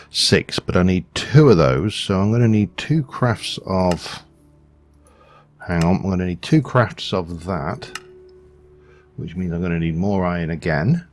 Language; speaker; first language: English; native; English